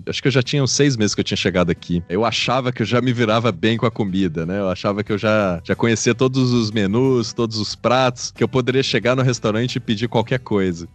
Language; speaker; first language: Portuguese; native; Portuguese